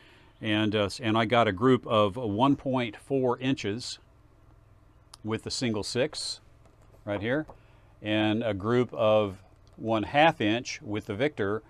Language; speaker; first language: English; native; English